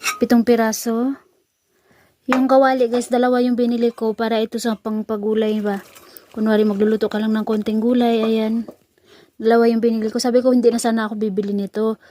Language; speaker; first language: Filipino; native; Filipino